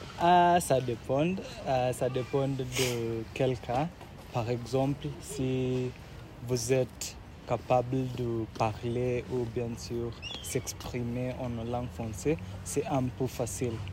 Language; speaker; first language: French; non-native, learner; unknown